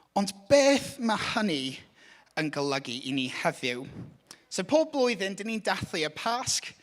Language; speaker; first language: Welsh; non-native, local second language; English